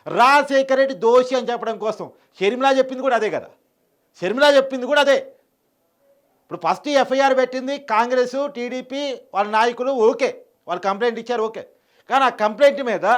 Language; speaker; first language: Telugu; native; Telugu